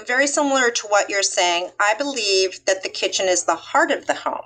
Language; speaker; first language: English; native; English